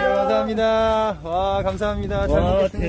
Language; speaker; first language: Korean; native; Korean